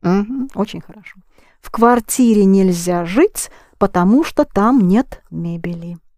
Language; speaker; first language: Russian; native; Russian